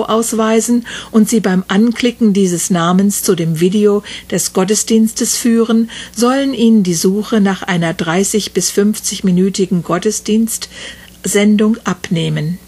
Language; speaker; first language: German; native; German